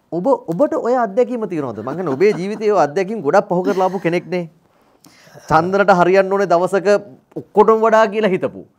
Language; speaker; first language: Sinhala; native; Sinhala